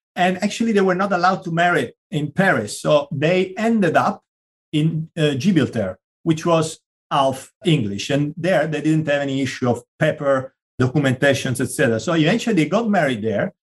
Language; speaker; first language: English; non-native, fluent; Italian